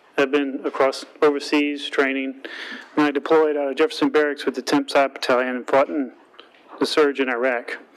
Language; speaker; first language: English; native; English